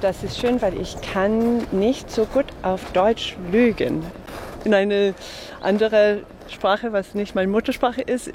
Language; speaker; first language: German; non-native, fluent; English